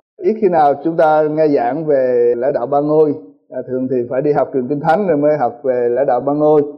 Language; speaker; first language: Vietnamese; early bilingual, heritage; Vietnamese